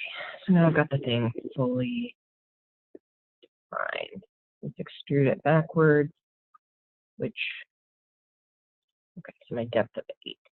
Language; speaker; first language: English; native; English